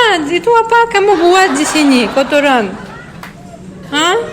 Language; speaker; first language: Indonesian; non-native, learner; Russian